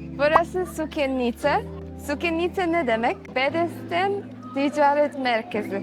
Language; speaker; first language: Turkish; non-native, learner; Polish